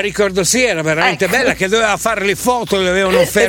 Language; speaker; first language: Italian; native; Italian